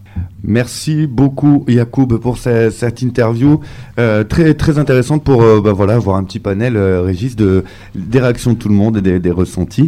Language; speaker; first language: French; native; French